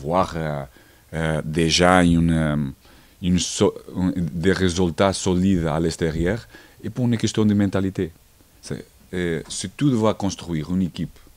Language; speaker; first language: French; non-native, learner; Portuguese